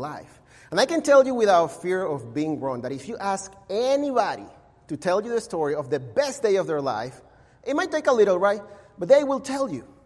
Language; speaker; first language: English; non-native, fluent; Spanish